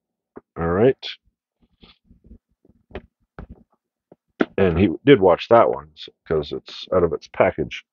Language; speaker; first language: English; native; English